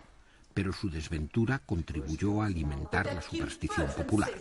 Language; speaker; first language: Spanish; native; Spanish